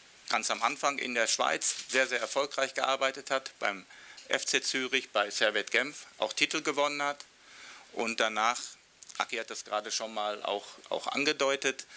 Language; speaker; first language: German; native; German